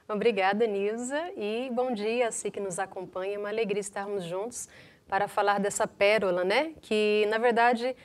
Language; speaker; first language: Portuguese; native; Portuguese